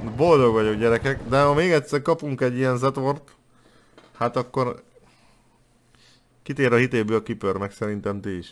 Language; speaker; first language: Hungarian; native; Hungarian